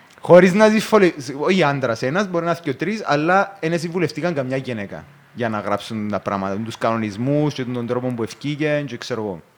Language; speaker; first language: Greek; native; Greek